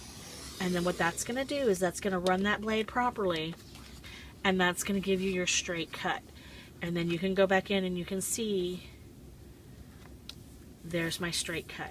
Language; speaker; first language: English; native; English